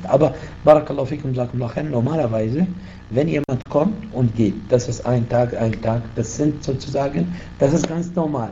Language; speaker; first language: German; non-native, fluent; Arabic